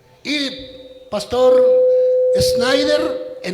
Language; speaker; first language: Spanish; native; Spanish